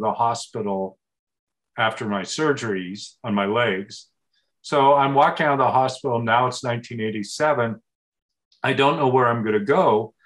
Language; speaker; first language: English; native; English